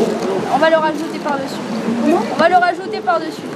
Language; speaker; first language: French; native; French